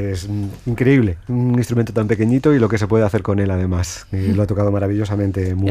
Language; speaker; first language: Spanish; native; Spanish